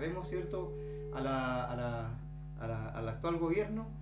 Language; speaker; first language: Spanish; native; Spanish